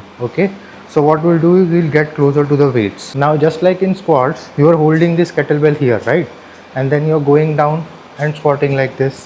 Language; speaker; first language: English; non-native, local second language; Hindi